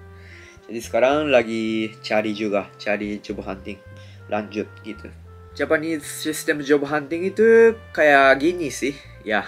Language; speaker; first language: Indonesian; non-native, fluent; Japanese